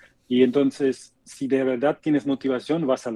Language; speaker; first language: Spanish; non-native, fluent; German